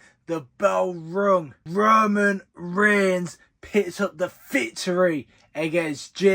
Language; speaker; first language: English; native; English